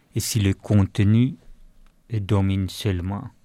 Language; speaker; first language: French; non-native, fluent; Finnish